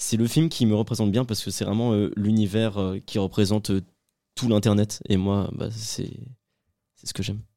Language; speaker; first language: French; native; French